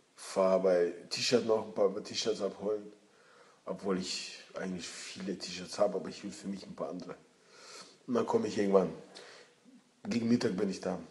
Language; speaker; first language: German; early bilingual, other home language; Russian